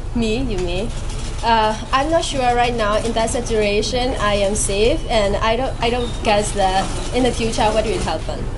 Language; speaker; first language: English; non-native, fluent; Burmese